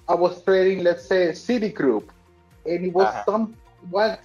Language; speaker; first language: English; native; English